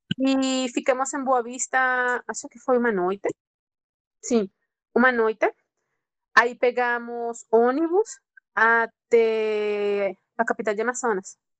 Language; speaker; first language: Portuguese; non-native, fluent; Spanish